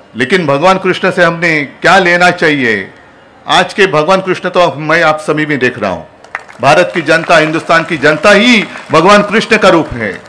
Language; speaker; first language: Hindi; non-native, local second language; Marathi